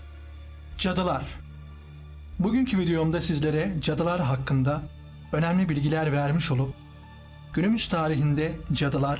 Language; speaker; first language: Turkish; native; Turkish